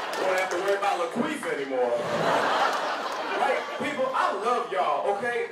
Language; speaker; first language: English; native; English